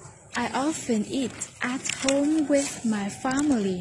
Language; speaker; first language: English; non-native, learner; Vietnamese